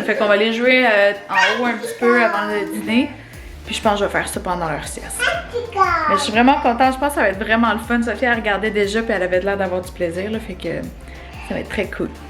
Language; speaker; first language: French; native; French